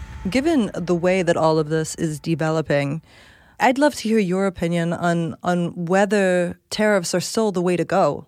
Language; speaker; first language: English; native; English